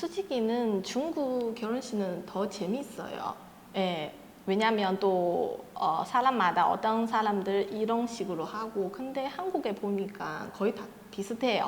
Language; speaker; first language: Korean; non-native, fluent; Chinese